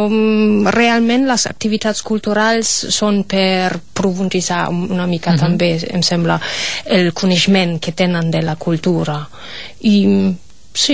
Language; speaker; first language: Catalan; non-native, fluent; German